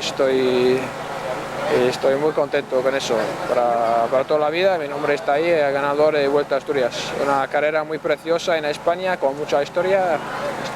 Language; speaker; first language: Spanish; non-native, learner; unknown